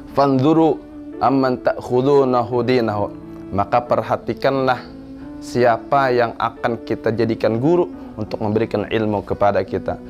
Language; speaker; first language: Malay; non-native, local second language; Banjar